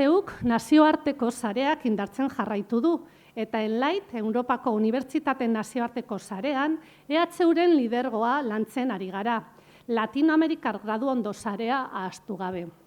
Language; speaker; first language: Basque; native; Basque